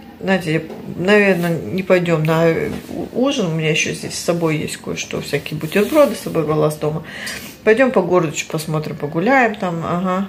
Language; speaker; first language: Russian; early bilingual, heritage; Russian